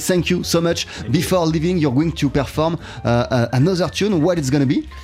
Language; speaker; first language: English; non-native, fluent; French